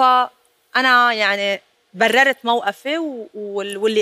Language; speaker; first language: Arabic; native; Arabic